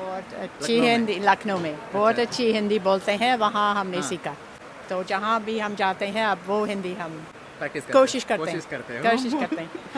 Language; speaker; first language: Hindi; non-native, fluent; English